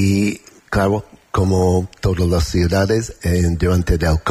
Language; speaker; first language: Spanish; non-native, learner; English